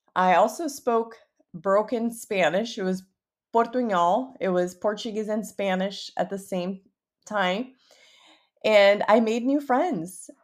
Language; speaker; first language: English; early bilingual, other home language; Portuguese